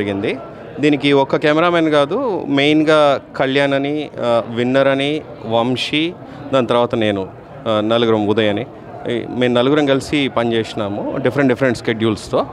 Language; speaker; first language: Telugu; native; Telugu